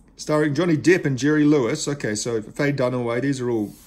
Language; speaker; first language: English; native; English